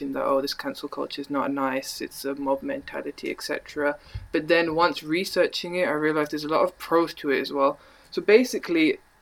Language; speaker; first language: English; native; English